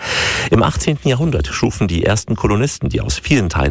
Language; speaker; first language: German; native; German